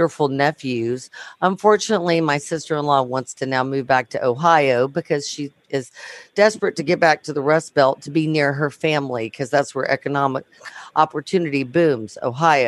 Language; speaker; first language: English; native; English